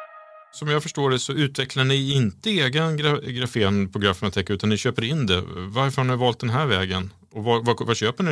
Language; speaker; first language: Swedish; native; Swedish